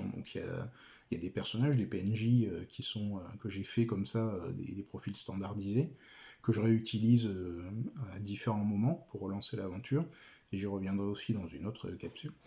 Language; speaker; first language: French; native; French